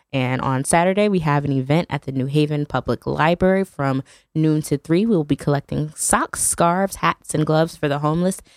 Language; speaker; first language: English; native; English